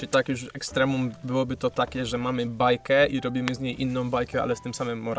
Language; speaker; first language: Polish; native; Polish